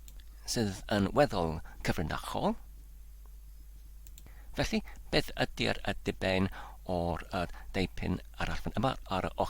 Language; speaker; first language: Welsh; non-native, learner; Polish